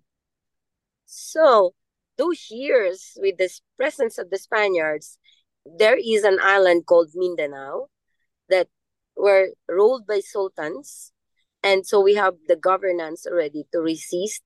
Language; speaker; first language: English; non-native, local second language; Maranao